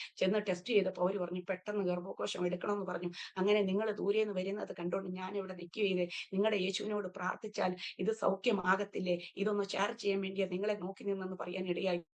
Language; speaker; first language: Malayalam; early bilingual, heritage; Malayalam